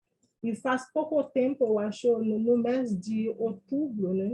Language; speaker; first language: Portuguese; non-native, fluent; Haitian Creole